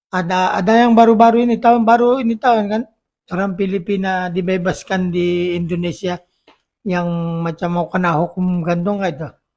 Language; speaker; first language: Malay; non-native, local second language; Filipino